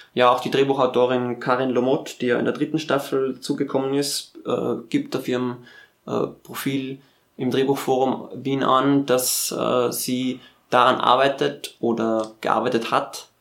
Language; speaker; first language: German; native; German